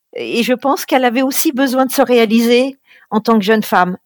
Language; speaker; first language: French; native; French